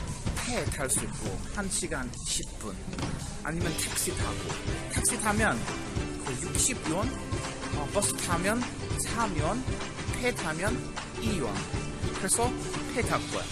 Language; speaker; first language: Korean; non-native, fluent; English